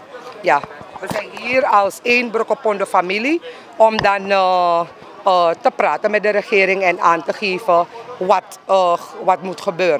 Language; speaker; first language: Dutch; non-native, local second language; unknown